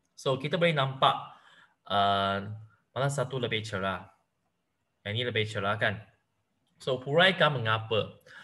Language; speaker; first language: Malay; non-native, local second language; Chinese